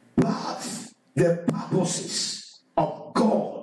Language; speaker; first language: English; non-native, local second language; Swahili